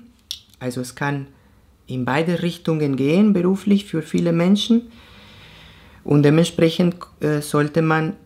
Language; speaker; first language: German; non-native, fluent; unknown